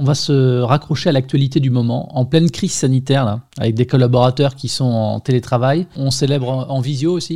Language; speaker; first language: French; native; French